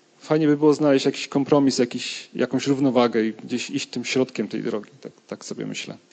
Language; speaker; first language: Polish; native; Polish